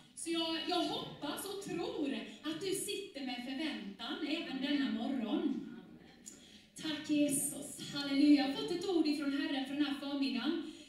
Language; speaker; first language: Swedish; native; Swedish